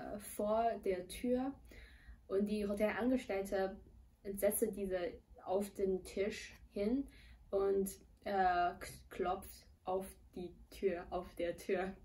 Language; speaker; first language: German; non-native, fluent; Chinese